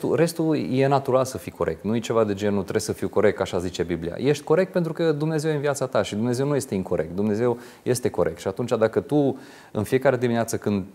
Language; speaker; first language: Romanian; non-native, local second language; Hungarian